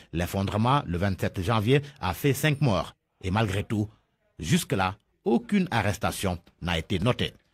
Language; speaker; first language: French; non-native, local second language; Wolof